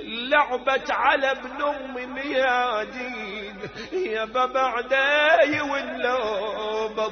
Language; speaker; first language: Arabic; native; Arabic